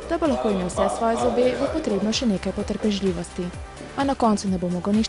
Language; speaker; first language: Slovenian; native; Slovenian